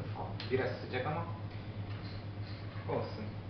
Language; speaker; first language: Turkish; non-native, learner; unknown